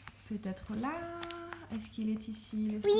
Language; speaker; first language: French; native; French